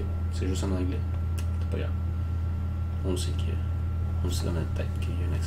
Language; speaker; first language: French; native; French